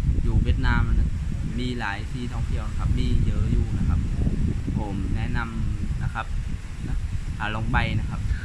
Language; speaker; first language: Thai; non-native, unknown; Vietnamese